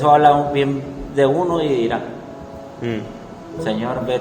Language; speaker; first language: Spanish; native; Spanish